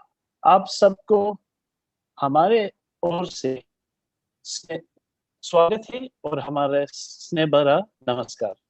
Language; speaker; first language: Hindi; early bilingual, heritage; Hindi